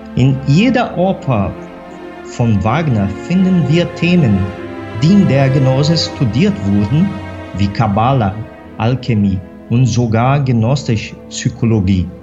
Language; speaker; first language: German; non-native, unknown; Portuguese